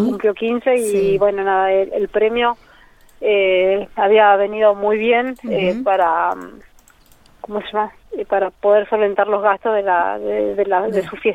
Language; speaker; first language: Spanish; native; Spanish